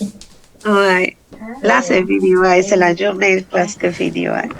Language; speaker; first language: French; non-native, fluent; Tamil